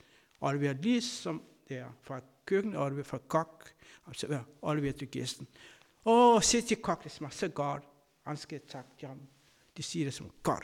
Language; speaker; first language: Danish; non-native, fluent; Kabuverdianu